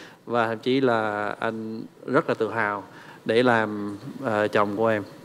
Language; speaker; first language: Vietnamese; non-native, fluent; English